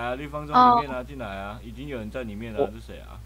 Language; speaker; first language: Chinese; native; Chinese